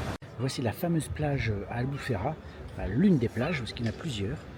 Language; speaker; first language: French; native; French